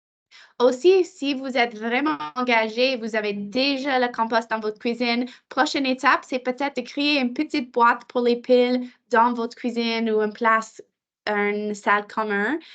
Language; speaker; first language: French; non-native, local second language; English